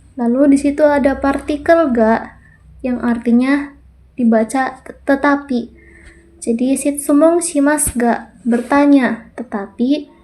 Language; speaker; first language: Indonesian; native; Indonesian